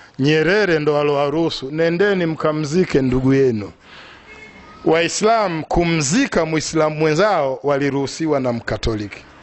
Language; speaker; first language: Swahili; native; Swahili